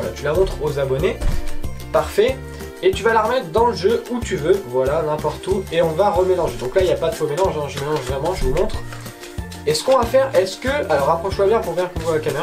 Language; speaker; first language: French; native; French